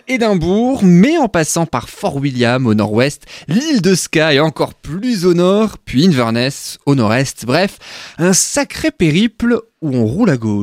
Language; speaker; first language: French; native; French